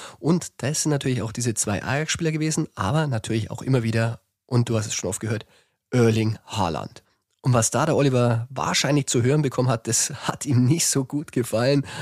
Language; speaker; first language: German; native; German